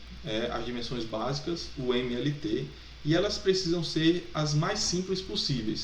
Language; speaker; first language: Portuguese; native; Portuguese